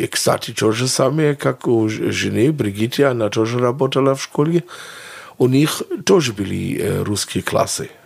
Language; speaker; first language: Russian; non-native, fluent; German